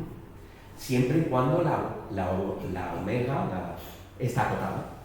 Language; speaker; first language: Spanish; native; Spanish